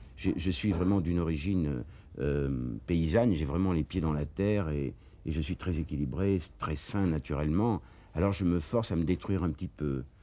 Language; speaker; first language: French; native; French